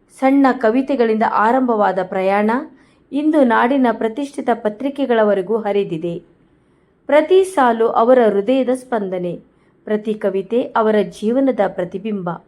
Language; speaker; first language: Kannada; non-native, local second language; Konkani